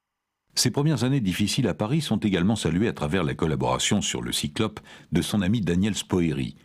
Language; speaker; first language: French; native; French